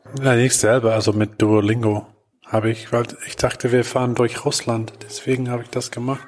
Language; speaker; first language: German; non-native, fluent; English